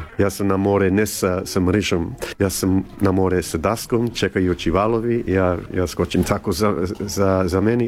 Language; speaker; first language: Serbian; early bilingual, heritage; Serbian